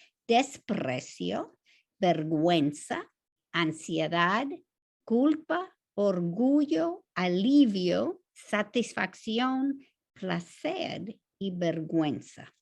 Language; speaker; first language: Spanish; non-native, fluent; English